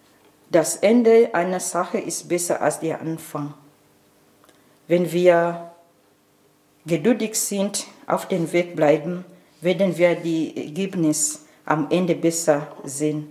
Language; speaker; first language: German; non-native, learner; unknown